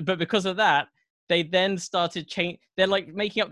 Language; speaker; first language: English; native; English